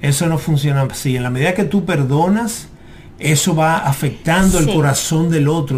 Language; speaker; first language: Spanish; native; Spanish